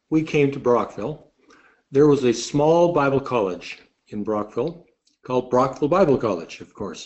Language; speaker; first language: English; native; English